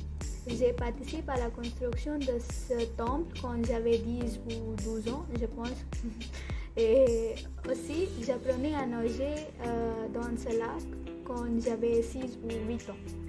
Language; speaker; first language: French; non-native, fluent; Konkani